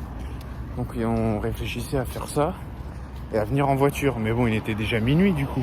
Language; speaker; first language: French; native; French